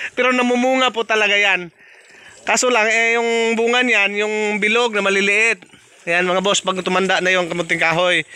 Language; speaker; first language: Filipino; non-native, local second language; Cebuano